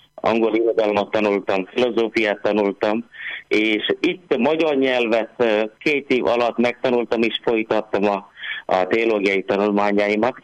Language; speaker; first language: Hungarian; non-native, fluent; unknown